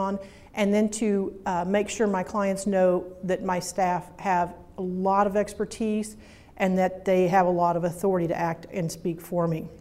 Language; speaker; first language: English; native; English